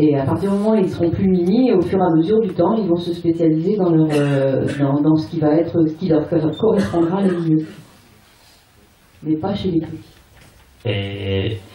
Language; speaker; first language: French; native; French